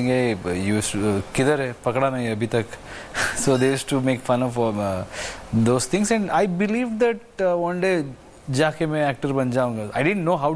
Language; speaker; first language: English; non-native, local second language; Kannada